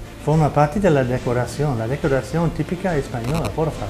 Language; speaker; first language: Spanish; non-native, fluent; English